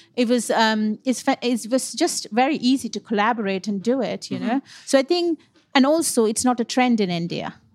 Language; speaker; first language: English; non-native, local second language; Punjabi